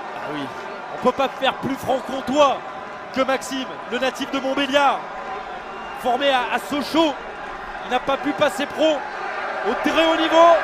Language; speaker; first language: French; native; French